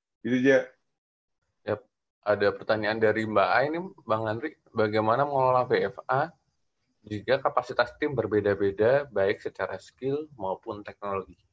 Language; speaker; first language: Indonesian; native; Indonesian